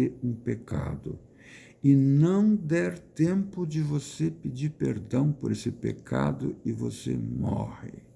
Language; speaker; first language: Portuguese; native; Portuguese